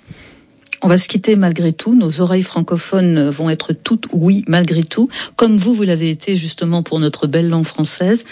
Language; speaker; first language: French; native; French